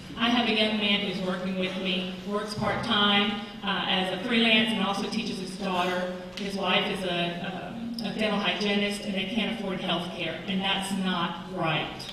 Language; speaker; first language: English; native; English